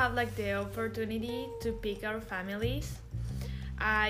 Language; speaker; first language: English; non-native, fluent; Spanish